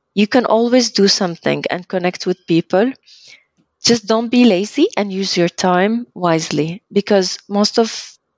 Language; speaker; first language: English; early bilingual, other home language; Arabic